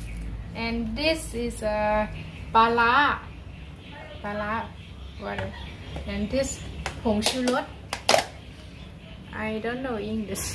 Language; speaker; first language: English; non-native, learner; Lao